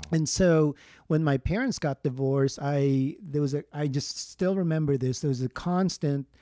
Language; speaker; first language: English; early bilingual, other home language; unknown